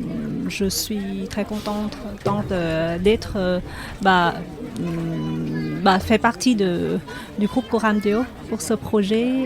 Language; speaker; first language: French; non-native, fluent; Vietnamese